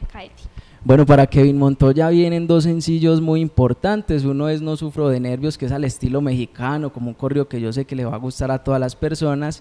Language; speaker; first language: Spanish; native; Spanish